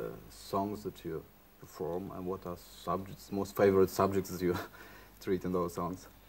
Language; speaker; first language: English; non-native, fluent; Russian